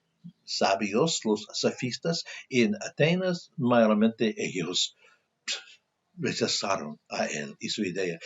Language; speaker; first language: Spanish; non-native, fluent; English